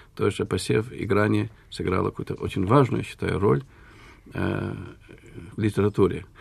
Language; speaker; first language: Russian; early bilingual, heritage; Russian